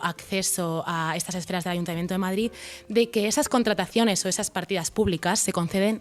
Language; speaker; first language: Spanish; native; Spanish